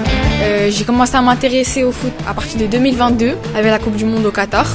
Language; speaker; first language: French; non-native, local second language; Arabic